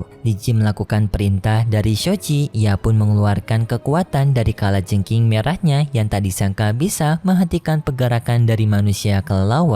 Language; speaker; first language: Indonesian; native; Indonesian